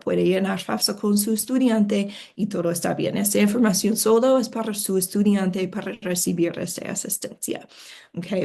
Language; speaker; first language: Spanish; non-native, fluent; English